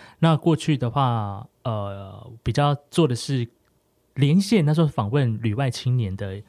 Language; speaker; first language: Chinese; non-native, local second language; Amis